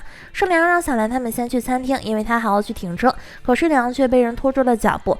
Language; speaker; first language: Chinese; native; Chinese